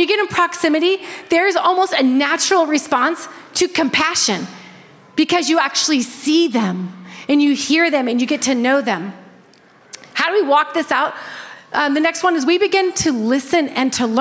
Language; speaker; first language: English; native; English